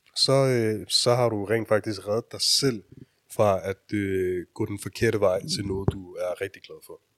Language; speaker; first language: Danish; early bilingual, other home language; Urdu